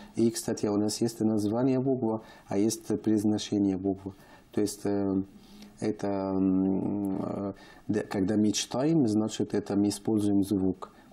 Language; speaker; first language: Russian; non-native, learner; Arabic